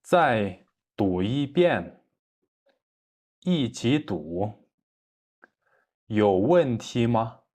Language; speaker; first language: Chinese; non-native, fluent; Kyrgyz